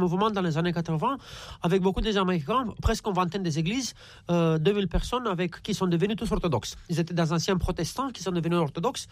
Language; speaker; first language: French; non-native, fluent; Romanian